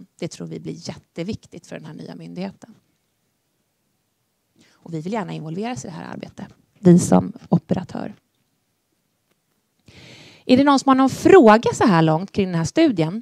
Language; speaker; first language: Swedish; native; Swedish